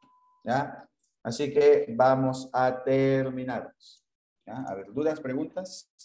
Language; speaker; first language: Spanish; native; Spanish